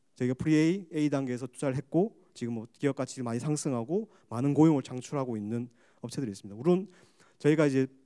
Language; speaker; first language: Korean; native; Korean